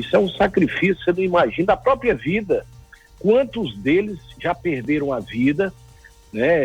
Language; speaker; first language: Portuguese; native; Portuguese